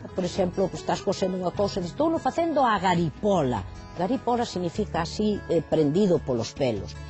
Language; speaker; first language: Galician; native; Galician